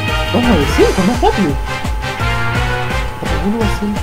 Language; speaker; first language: Spanish; native; Spanish